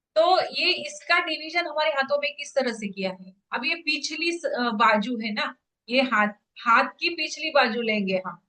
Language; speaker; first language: Hindi; non-native, local second language; Marathi